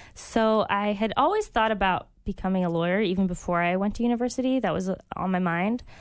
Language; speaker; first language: English; early bilingual, other home language; French